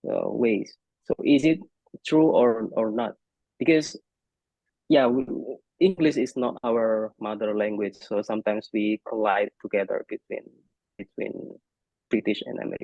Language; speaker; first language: English; non-native, fluent; Indonesian